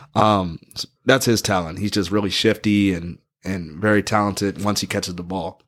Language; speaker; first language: English; native; English